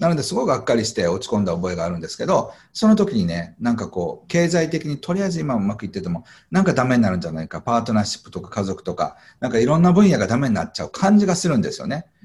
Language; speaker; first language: Japanese; native; Japanese